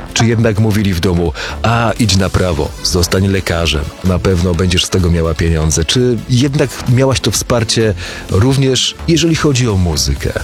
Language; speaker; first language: Polish; native; Polish